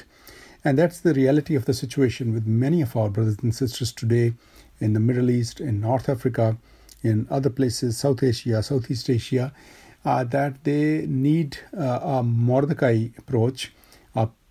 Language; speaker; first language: English; non-native, local second language; Urdu